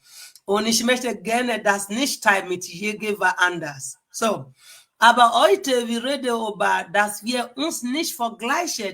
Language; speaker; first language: German; non-native, fluent; Igbo